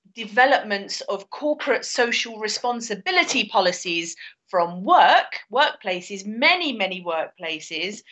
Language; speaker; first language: English; native; English